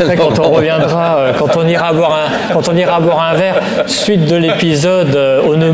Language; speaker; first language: French; native; French